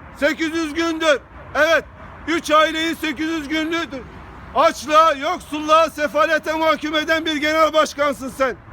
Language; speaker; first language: Turkish; native; Turkish